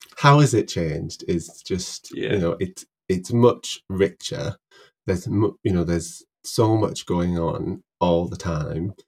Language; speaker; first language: English; native; English